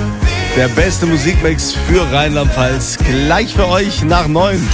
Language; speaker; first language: German; native; German